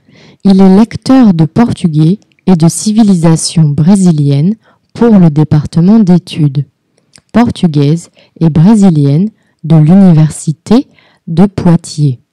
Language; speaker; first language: French; non-native, fluent; Portuguese